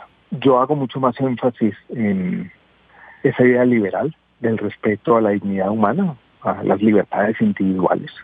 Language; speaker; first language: Spanish; native; Spanish